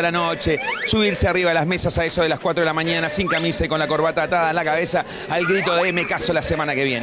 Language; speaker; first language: Spanish; native; Spanish